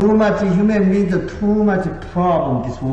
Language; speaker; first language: English; non-native, learner; Korean